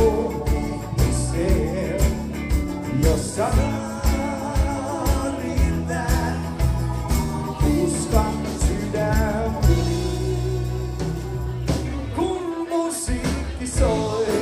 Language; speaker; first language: Finnish; native; Finnish